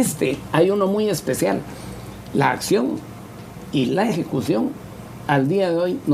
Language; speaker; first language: Spanish; native; Spanish